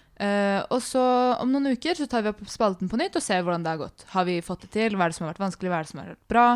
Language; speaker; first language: Norwegian; early bilingual, other home language; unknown